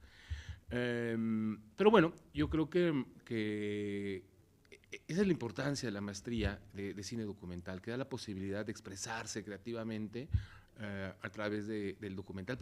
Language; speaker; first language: Spanish; native; Spanish